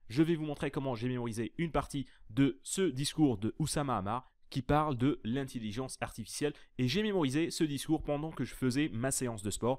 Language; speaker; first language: French; native; French